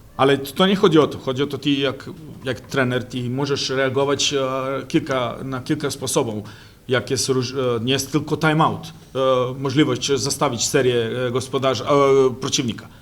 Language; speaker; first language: Polish; non-native, fluent; Serbian